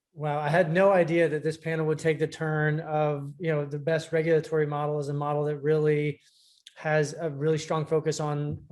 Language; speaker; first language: English; native; English